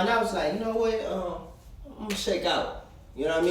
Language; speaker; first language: English; native; English